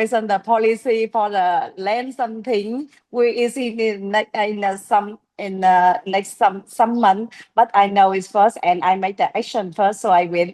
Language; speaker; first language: English; non-native, learner; Vietnamese